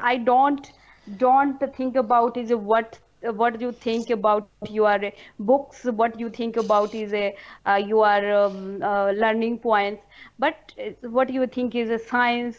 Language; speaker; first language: English; non-native, learner; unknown